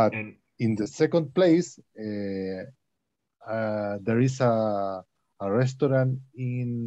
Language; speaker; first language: English; non-native, learner; Spanish